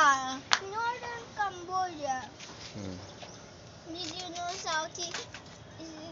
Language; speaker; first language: English; non-native, learner; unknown